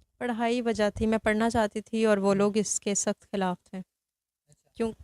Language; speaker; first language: Urdu; non-native, local second language; Sindhi